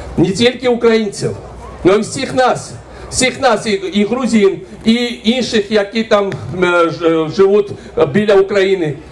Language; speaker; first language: Ukrainian; non-native, fluent; Georgian